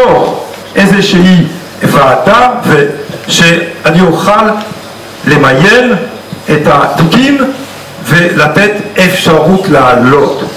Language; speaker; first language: Hebrew; non-native, fluent; French